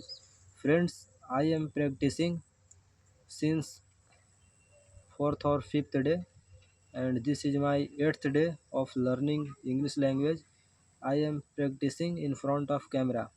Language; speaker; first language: English; non-native, learner; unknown